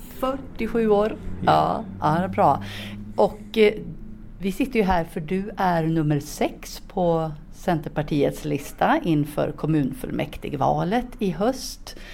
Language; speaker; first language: Swedish; native; Swedish